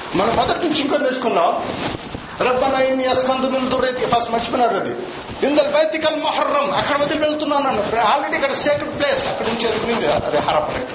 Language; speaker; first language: Telugu; non-native, local second language; Urdu